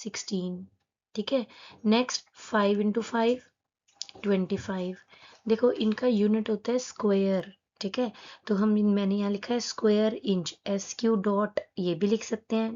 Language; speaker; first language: Hindi; native; Hindi